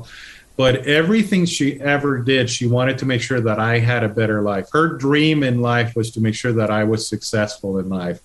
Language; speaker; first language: English; non-native, fluent; Spanish